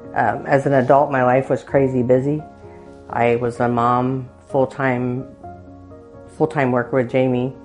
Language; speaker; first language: English; native; English